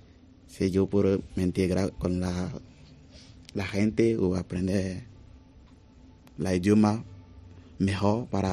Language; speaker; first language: Spanish; non-native, learner; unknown